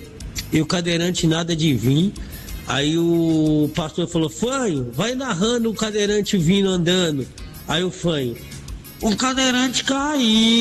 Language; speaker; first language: Portuguese; native; Portuguese